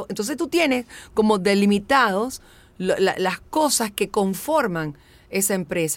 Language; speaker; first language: Spanish; native; Spanish